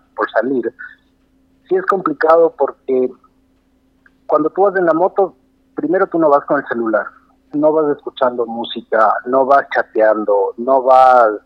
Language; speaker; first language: Spanish; native; Spanish